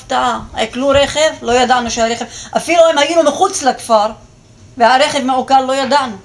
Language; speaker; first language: Hebrew; non-native, local second language; Arabic